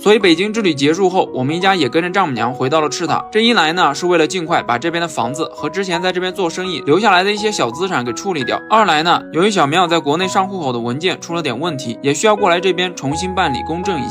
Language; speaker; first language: Chinese; native; Chinese